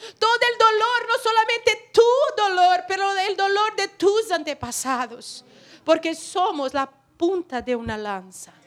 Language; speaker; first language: Spanish; non-native, fluent; Portuguese